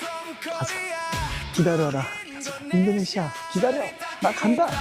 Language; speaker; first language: Korean; native; Korean